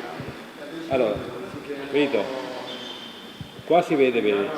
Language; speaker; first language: Italian; native; Italian